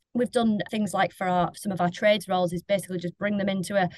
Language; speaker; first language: English; native; English